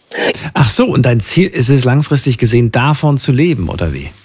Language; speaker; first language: German; native; German